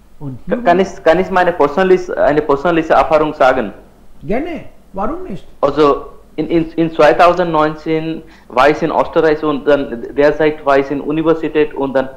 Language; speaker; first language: German; non-native, learner; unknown